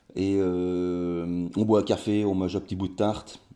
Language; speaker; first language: French; native; French